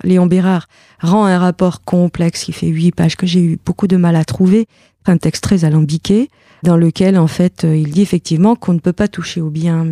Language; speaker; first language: French; native; French